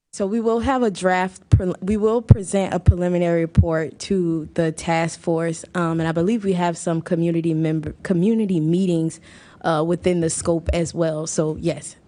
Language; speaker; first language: English; native; English